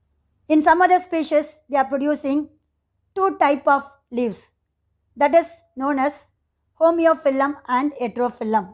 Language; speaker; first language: English; non-native, local second language; Tamil